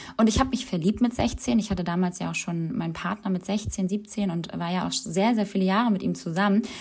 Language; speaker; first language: German; early bilingual, other home language; Albanian